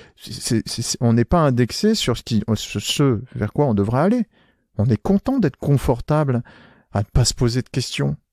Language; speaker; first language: French; native; French